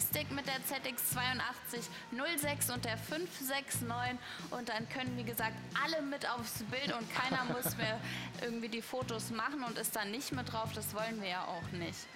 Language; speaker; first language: German; native; German